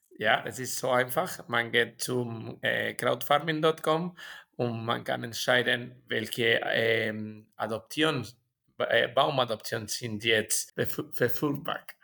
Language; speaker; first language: German; non-native, learner; Spanish